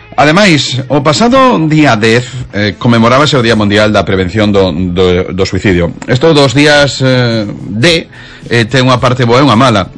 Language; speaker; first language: Galician; non-native, local second language; Spanish